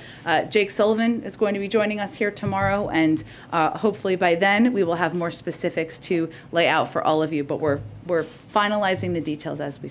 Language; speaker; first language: English; native; English